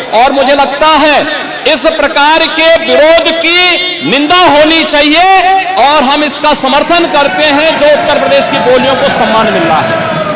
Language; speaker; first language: Hindi; native; Hindi